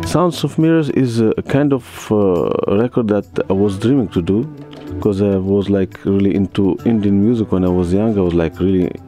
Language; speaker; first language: English; non-native, learner; Arabic